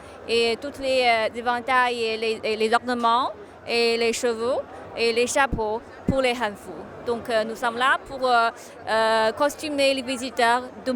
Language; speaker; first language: French; non-native, fluent; Chinese